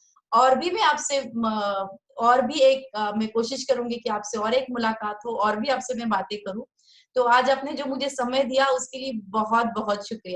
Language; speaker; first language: Hindi; native; Hindi